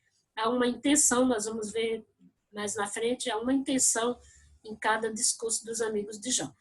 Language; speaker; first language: Portuguese; native; Portuguese